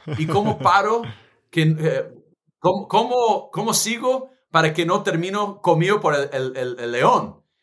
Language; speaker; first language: Spanish; non-native, fluent; English